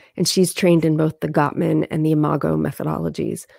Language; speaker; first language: English; native; English